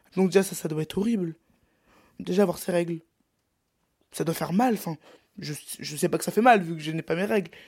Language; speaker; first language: French; native; French